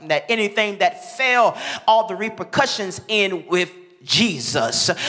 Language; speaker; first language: English; native; English